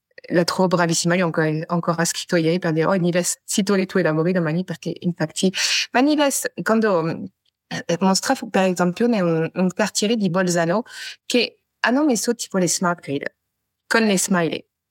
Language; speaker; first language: French; native; French